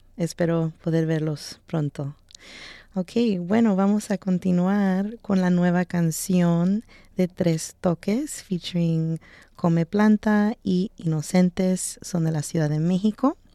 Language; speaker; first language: Spanish; early bilingual, heritage; Spanish